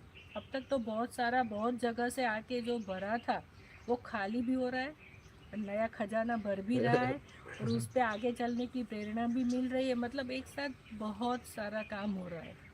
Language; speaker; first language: Hindi; native; Hindi